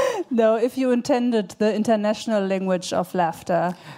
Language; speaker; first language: English; non-native, fluent; German